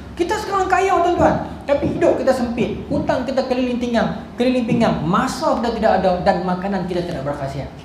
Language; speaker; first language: Malay; native; Malay